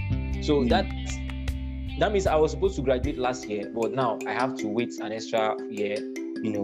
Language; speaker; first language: English; non-native, local second language; Igbo